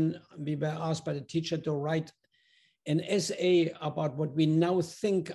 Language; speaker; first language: English; non-native, fluent; German